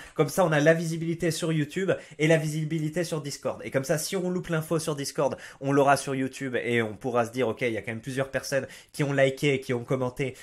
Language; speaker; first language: French; native; French